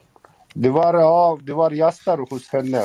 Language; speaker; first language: Swedish; non-native, local second language; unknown